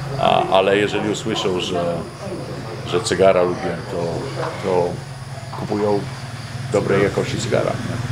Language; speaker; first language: Polish; early bilingual, heritage; Polish